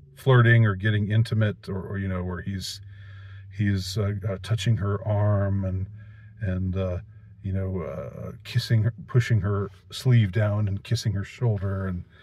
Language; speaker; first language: English; native; English